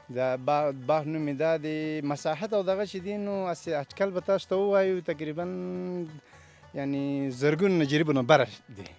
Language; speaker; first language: Pashto; non-native, local second language; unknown